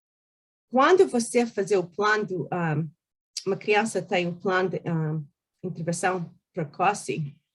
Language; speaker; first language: Portuguese; early bilingual, heritage; Portuguese